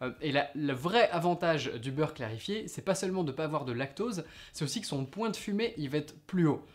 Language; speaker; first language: French; native; French